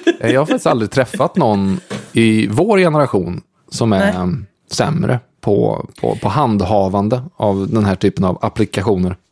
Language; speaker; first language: Swedish; native; Swedish